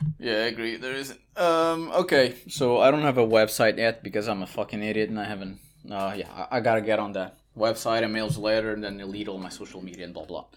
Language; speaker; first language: English; non-native, fluent; Portuguese